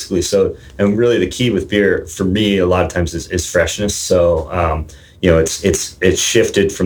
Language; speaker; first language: English; native; English